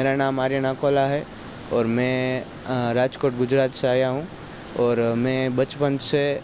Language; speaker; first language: Hindi; non-native, local second language; Gujarati